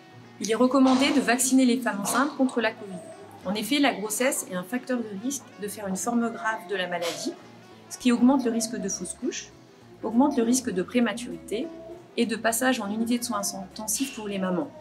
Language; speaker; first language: French; native; French